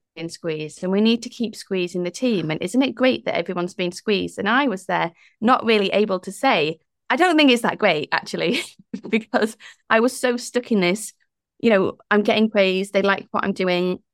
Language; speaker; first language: English; native; English